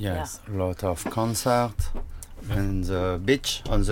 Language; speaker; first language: English; non-native, learner; French